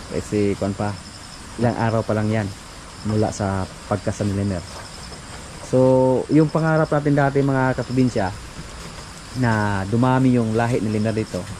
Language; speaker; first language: Filipino; non-native, local second language; Cebuano